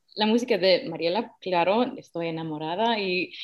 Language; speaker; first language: Spanish; early bilingual, heritage; Spanish